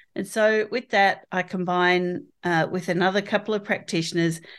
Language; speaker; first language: English; native; English